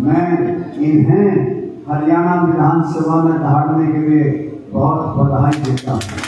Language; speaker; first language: Hindi; native; Hindi